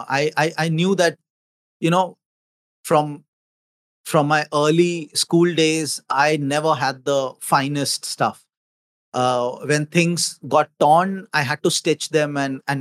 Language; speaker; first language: English; non-native, local second language; Hindi